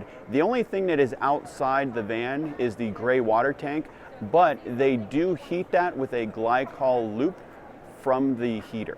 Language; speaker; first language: English; native; English